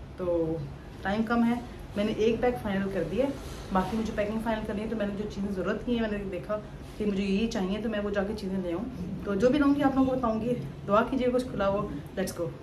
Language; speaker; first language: Urdu; native; Urdu